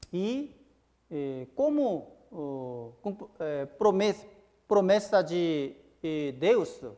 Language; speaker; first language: Portuguese; non-native, fluent; Korean